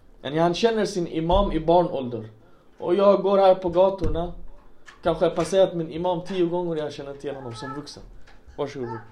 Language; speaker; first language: Swedish; non-native, local second language; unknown